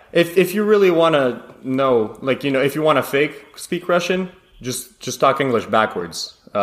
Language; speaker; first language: English; early bilingual, other home language; Russian